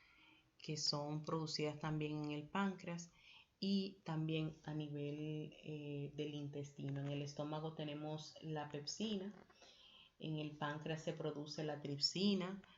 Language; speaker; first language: Spanish; native; Spanish